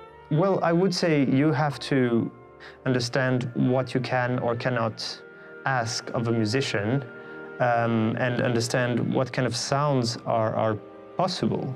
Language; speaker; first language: English; non-native, fluent; French